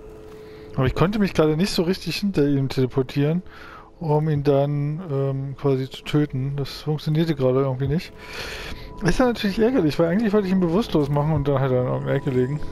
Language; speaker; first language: German; native; German